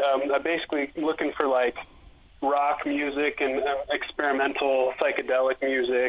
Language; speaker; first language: English; native; English